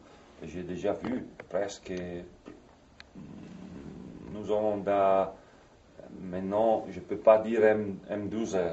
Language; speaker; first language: French; non-native, fluent; Italian